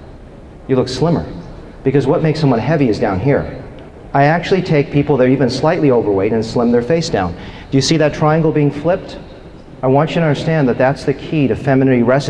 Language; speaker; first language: English; native; English